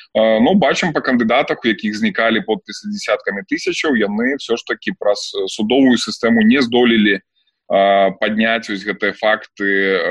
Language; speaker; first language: Belarusian; non-native, local second language; Russian